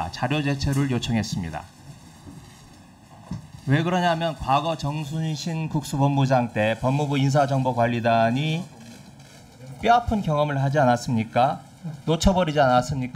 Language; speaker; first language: Korean; native; Korean